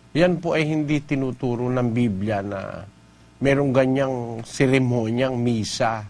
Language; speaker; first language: Filipino; native; Filipino